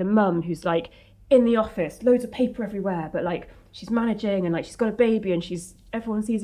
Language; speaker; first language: English; native; English